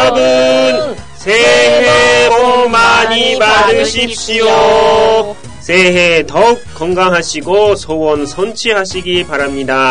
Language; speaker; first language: Korean; non-native, fluent; Japanese